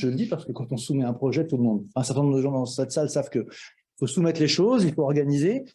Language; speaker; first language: French; native; French